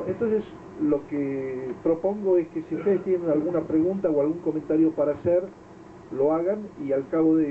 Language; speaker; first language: Spanish; native; Spanish